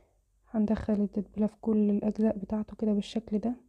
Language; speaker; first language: Arabic; native; Arabic